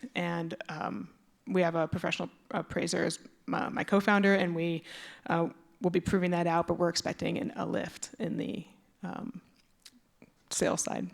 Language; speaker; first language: English; native; English